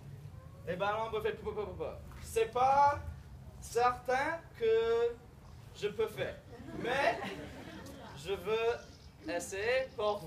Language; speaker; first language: French; non-native, learner; English